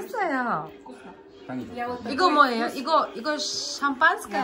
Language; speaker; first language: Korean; non-native, learner; Kazakh